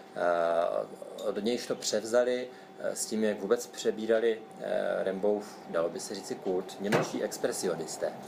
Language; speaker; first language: Czech; native; Czech